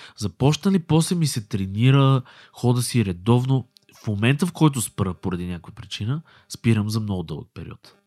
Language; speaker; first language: Bulgarian; native; Bulgarian